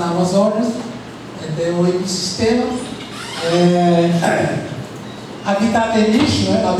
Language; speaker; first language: Portuguese; non-native, fluent; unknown